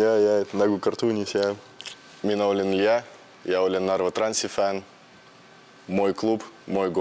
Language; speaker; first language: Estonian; non-native, local second language; Russian